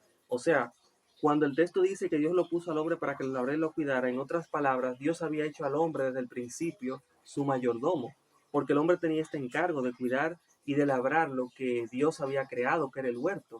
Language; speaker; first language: Spanish; native; Spanish